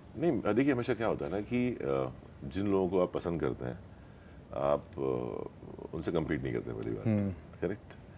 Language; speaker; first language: Hindi; non-native, local second language; Marathi